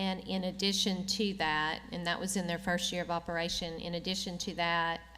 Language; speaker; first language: English; native; English